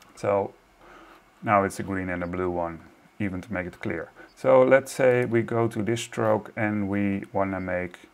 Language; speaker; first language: English; non-native, fluent; Dutch